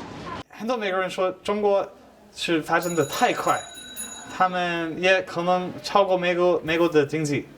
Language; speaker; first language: Chinese; non-native, fluent; English